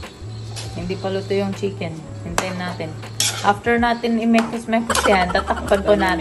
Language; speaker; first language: Filipino; early bilingual, other home language; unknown